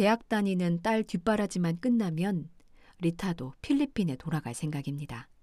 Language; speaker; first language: Korean; native; Korean